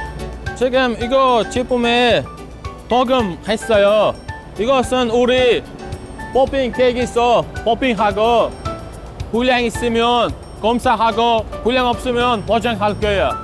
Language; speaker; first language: Korean; non-native, learner; Uzbek